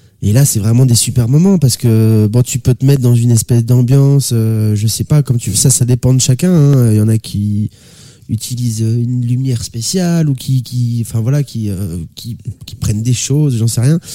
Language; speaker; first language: French; native; French